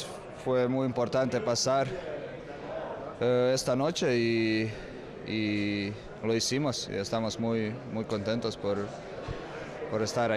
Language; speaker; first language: Spanish; non-native, learner; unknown